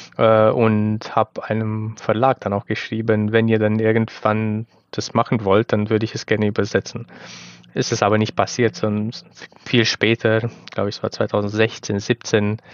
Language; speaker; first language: German; non-native, fluent; Romanian